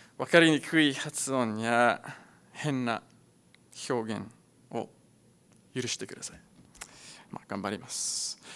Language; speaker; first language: Japanese; non-native, learner; Afrikaans